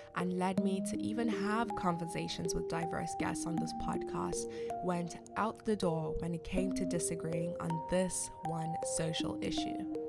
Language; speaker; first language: English; non-native, local second language; Shona